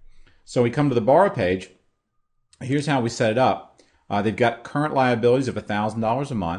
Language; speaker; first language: English; native; English